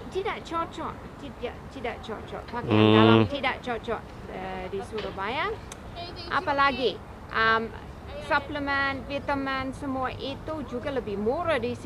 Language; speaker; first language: Indonesian; non-native, fluent; English